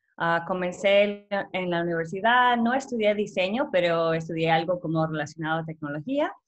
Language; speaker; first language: Spanish; early bilingual, heritage; Spanish